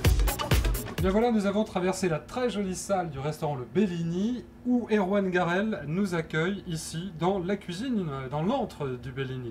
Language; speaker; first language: French; native; French